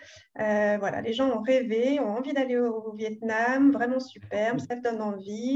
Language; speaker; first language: French; native; French